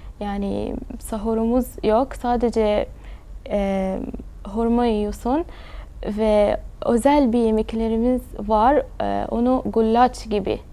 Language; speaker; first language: Turkish; early bilingual, other home language; Arabic